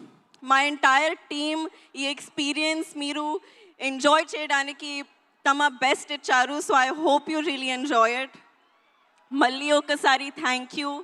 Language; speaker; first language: Telugu; non-native, learner; Hindi